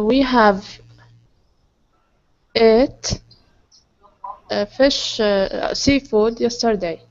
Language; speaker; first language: English; non-native, learner; Arabic